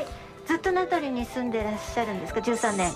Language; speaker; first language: Japanese; native; Japanese